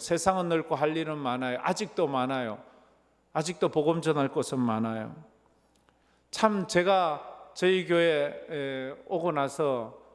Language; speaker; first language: Korean; native; Korean